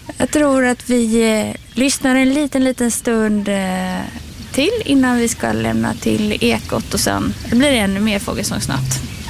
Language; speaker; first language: Swedish; native; Swedish